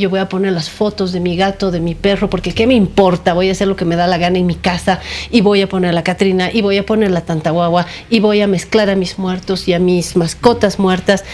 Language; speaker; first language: Spanish; native; Spanish